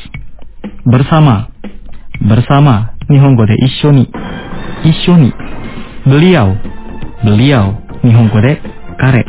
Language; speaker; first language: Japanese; non-native, fluent; Indonesian